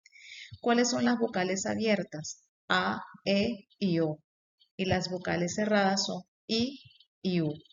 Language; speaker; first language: Spanish; native; Spanish